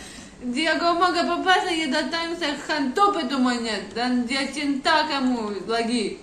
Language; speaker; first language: Indonesian; non-native, learner; Russian